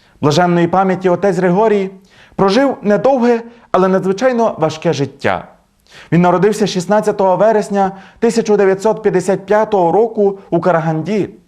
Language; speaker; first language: Ukrainian; native; Ukrainian